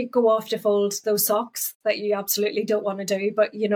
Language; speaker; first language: English; native; English